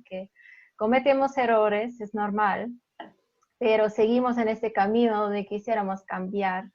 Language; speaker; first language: Spanish; non-native, fluent; German